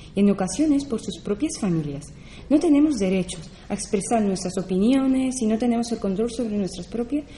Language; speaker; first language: Spanish; non-native, fluent; Persian